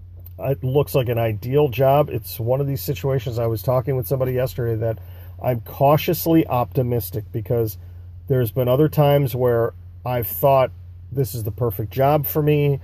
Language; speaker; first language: English; native; English